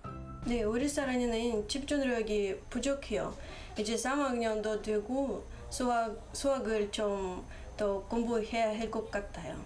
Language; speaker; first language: Korean; non-native, fluent; Russian